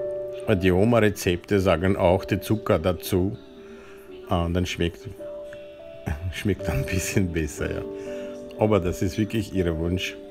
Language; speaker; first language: German; non-native, fluent; Russian